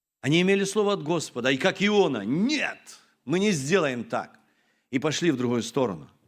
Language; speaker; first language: Russian; non-native, local second language; Ukrainian